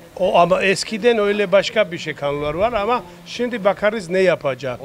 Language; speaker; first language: Turkish; non-native, learner; Georgian